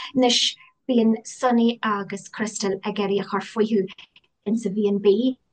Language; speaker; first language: Irish; non-native, local second language; English